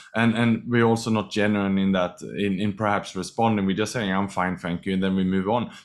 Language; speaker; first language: English; non-native, fluent; Swedish